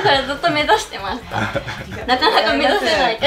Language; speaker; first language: Japanese; native; Japanese